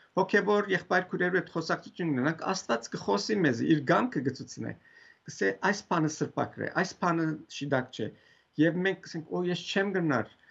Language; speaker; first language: Armenian; native; Armenian